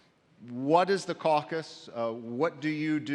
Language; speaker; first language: English; native; English